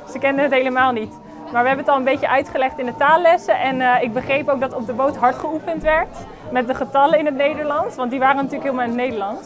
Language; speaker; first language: Dutch; native; Dutch